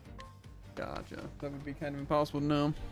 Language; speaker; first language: English; native; English